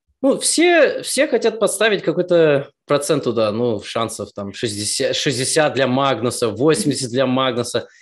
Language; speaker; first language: Russian; early bilingual, heritage; Russian